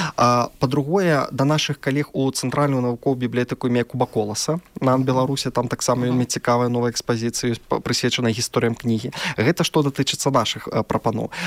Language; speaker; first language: Belarusian; non-native, local second language; Russian